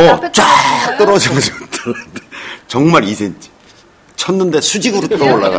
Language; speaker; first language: Korean; native; Korean